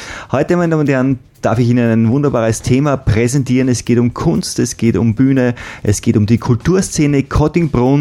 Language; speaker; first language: German; native; German